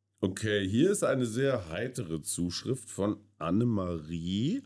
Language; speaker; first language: German; native; German